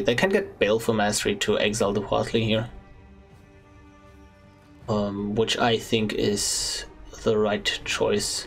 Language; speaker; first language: English; non-native, fluent; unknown